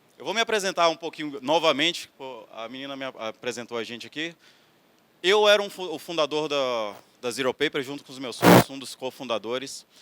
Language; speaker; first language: Portuguese; native; Portuguese